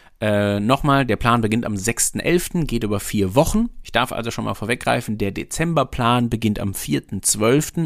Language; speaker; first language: German; native; German